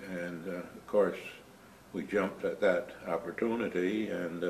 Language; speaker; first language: English; native; English